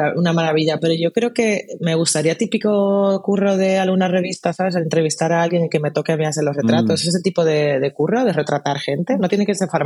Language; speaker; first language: Spanish; native; Spanish